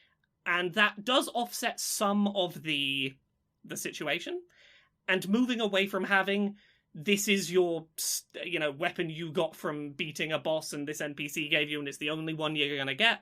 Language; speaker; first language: English; native; English